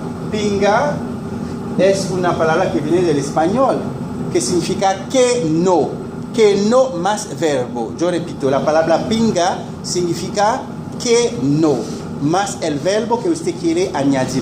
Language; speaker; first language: Spanish; non-native, fluent; Haitian Creole